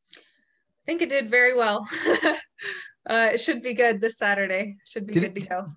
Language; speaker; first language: English; native; English